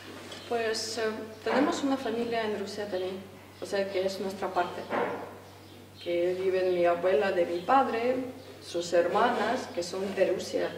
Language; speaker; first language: Spanish; non-native, fluent; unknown